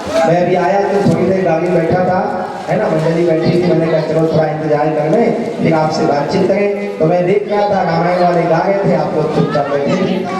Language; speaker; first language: Hindi; non-native, local second language; Chhattisgarhi